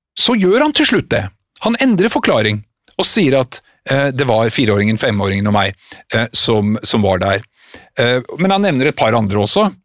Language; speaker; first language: Norwegian; native; Norwegian